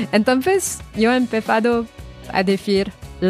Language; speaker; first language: Spanish; non-native, fluent; French